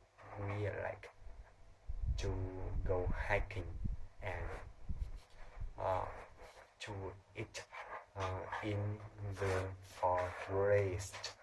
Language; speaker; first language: English; non-native, learner; Vietnamese